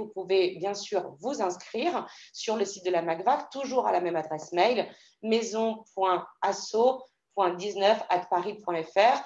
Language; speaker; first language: French; native; French